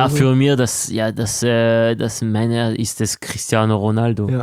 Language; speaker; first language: German; non-native, local second language; French